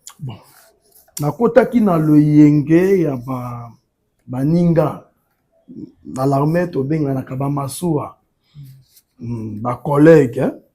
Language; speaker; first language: Lingala; non-native, local second language; Luba-Lulua